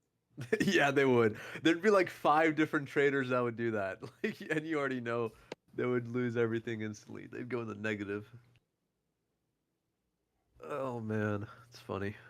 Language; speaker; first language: English; native; English